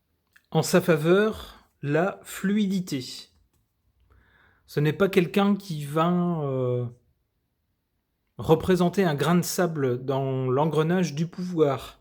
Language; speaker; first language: French; native; French